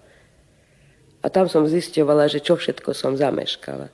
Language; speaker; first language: Slovak; early bilingual, heritage; Slovak